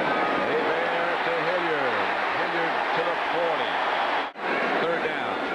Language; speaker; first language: English; native; English